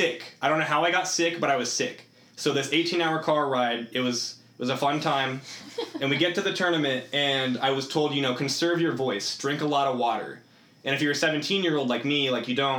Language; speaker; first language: English; native; English